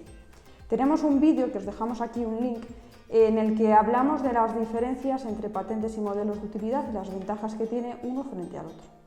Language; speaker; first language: Spanish; native; Spanish